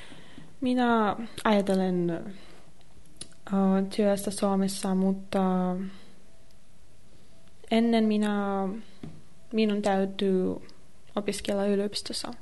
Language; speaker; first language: Finnish; non-native, learner; Russian